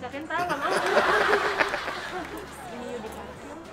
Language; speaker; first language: Indonesian; native; Indonesian